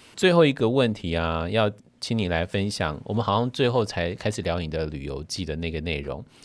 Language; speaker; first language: Chinese; native; Chinese